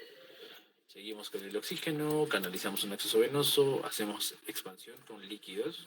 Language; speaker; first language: Spanish; native; Spanish